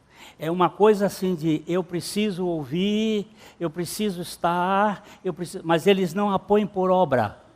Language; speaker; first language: Portuguese; native; Portuguese